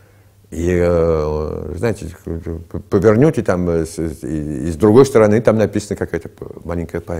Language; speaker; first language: Russian; early bilingual, heritage; Russian